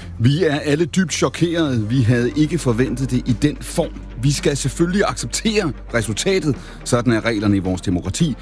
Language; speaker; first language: Danish; native; Danish